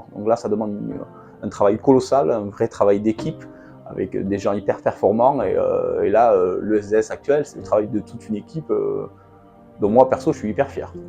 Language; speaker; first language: French; native; French